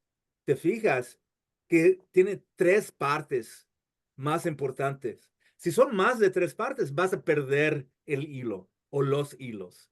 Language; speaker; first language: Spanish; non-native, fluent; English